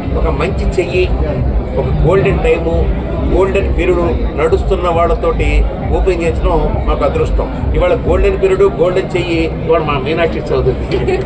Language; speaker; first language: Telugu; native; Telugu